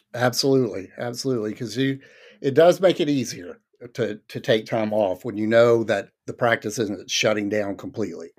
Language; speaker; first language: English; native; English